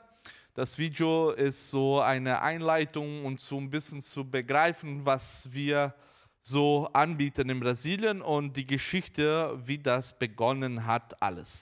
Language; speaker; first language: German; early bilingual, heritage; Portuguese